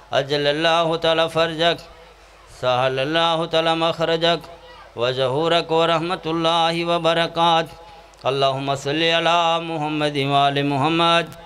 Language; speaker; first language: Urdu; non-native, local second language; Punjabi